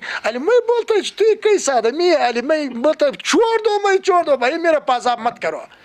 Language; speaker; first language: Hindi; non-native, learner; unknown